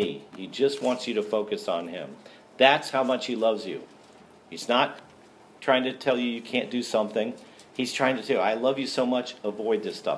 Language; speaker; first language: English; native; English